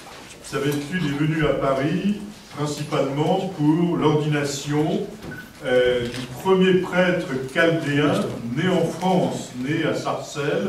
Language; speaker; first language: French; native; French